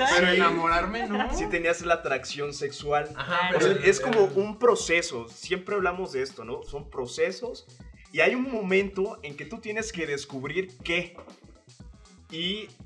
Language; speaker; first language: Spanish; native; Spanish